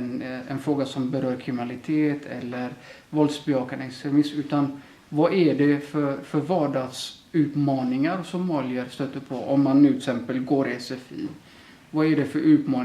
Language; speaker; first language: Swedish; early bilingual, other home language; Somali